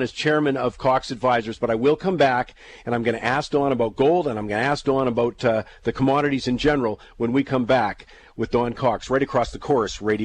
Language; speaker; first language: English; native; English